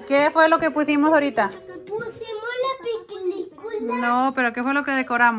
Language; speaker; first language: Spanish; native; Spanish